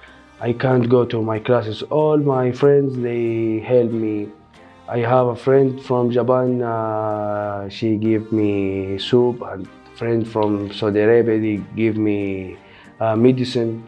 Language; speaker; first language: English; non-native, learner; Arabic